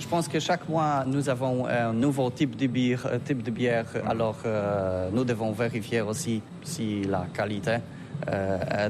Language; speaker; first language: French; non-native, fluent; Polish